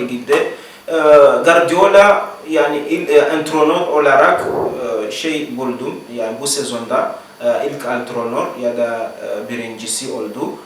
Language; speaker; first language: Turkish; non-native, learner; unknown